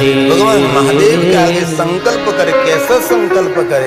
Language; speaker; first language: Hindi; non-native, local second language; Gujarati